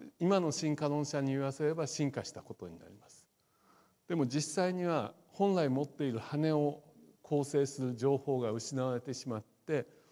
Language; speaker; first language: Japanese; native; Japanese